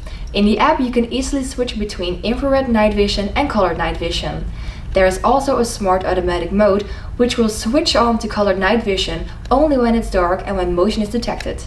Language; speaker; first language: English; non-native, fluent; Dutch